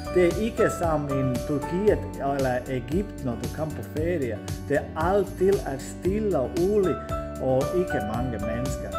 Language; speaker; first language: Danish; non-native, learner; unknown